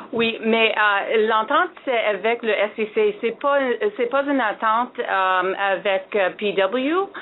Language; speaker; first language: French; non-native, fluent; English